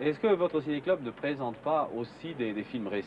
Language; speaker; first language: French; native; French